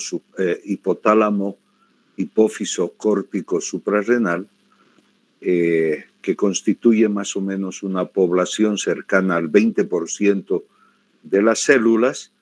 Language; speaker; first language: Spanish; native; Spanish